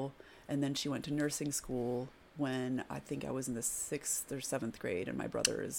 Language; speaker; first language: English; early bilingual, other home language; French